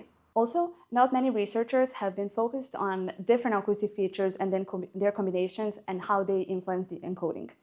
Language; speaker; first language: English; non-native, fluent; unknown